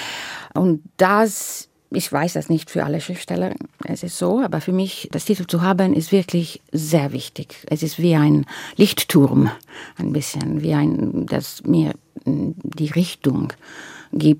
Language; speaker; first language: German; non-native, learner; Italian